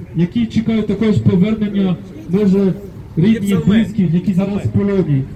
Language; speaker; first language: Ukrainian; non-native, fluent; French